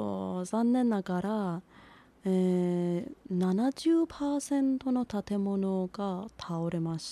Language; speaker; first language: Japanese; non-native, learner; Persian